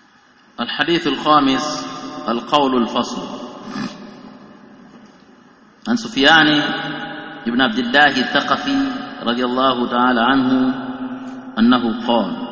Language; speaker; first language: Arabic; non-native, fluent; Swahili